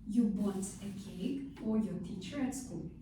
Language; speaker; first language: English; non-native, fluent; Kazakh